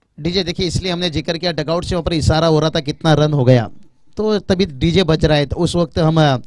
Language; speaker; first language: Hindi; non-native, local second language; Marathi